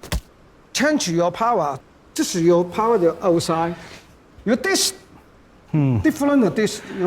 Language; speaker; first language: English; non-native, learner; Cantonese